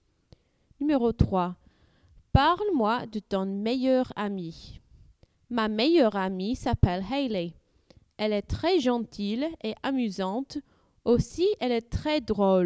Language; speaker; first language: French; non-native, learner; English